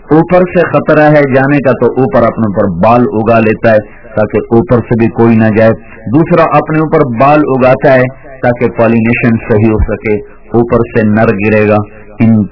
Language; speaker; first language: Urdu; non-native, local second language; Punjabi